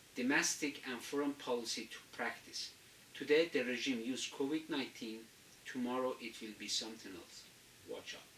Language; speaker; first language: English; non-native, fluent; Azerbaijani